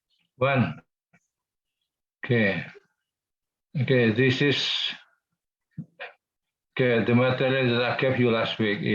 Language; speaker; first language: English; non-native, fluent; Indonesian